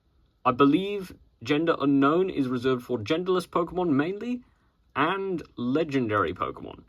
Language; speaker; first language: English; native; English